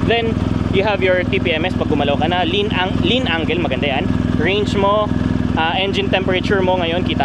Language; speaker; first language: Filipino; native; Filipino